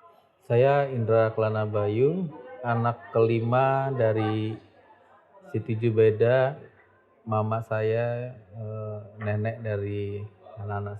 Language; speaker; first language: Indonesian; native; Indonesian